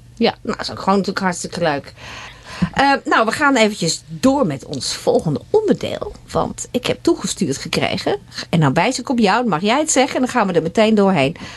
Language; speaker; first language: Dutch; native; Dutch